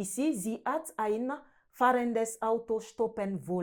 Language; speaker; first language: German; non-native, learner; French